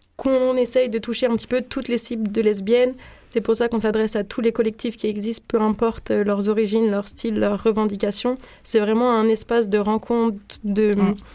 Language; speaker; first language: French; native; French